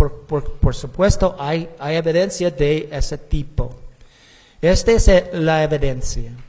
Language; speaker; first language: Spanish; non-native, learner; English